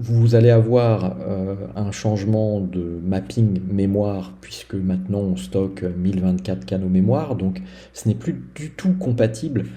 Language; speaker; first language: French; native; French